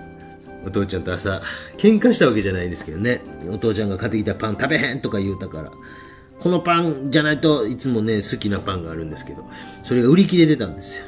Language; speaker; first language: Japanese; native; Japanese